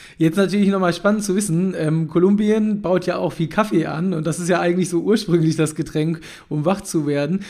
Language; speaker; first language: German; native; German